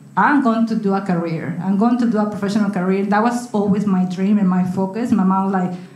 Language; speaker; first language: English; non-native, learner; Spanish